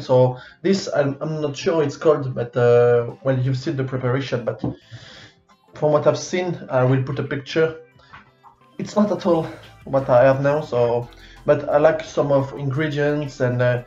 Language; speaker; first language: English; non-native, fluent; French